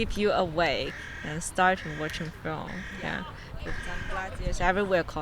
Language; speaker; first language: English; non-native, fluent; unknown